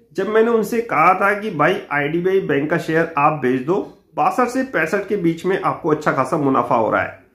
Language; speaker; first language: Hindi; native; Hindi